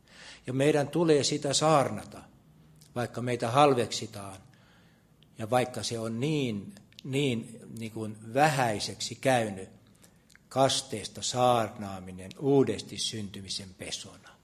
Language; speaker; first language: Finnish; native; Finnish